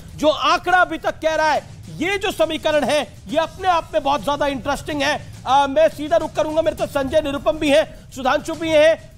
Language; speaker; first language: Hindi; native; Hindi